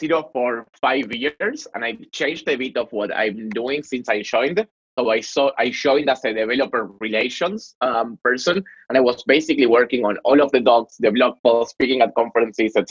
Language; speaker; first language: English; non-native, fluent; Spanish